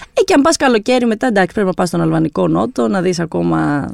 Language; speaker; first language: Greek; early bilingual, other home language; Albanian